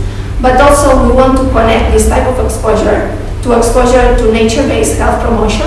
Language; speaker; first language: English; non-native, fluent; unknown